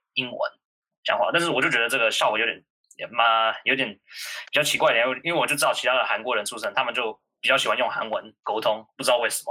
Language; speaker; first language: Chinese; early bilingual, other home language; English